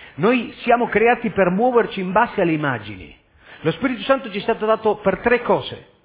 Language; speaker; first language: Italian; non-native, fluent; Spanish